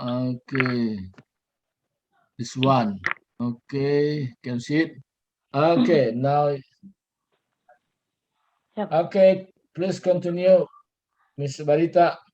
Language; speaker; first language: English; non-native, learner; Indonesian